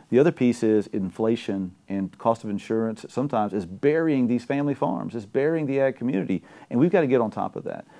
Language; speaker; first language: English; native; English